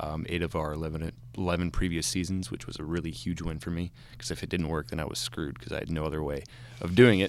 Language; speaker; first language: English; native; English